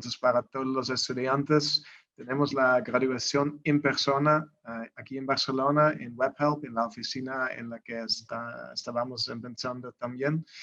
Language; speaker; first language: Spanish; non-native, learner; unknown